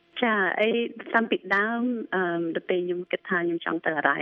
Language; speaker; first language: Khmer; early bilingual, heritage; Khmer